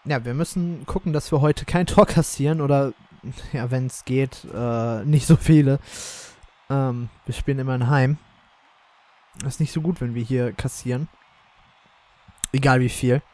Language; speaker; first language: German; native; German